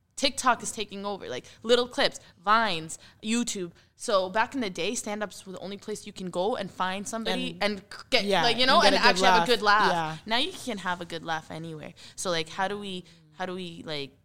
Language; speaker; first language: English; early bilingual, heritage; Arabic